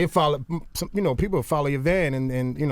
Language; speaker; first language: English; native; English